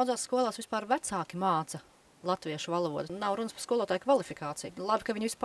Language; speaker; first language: Latvian; native; Latvian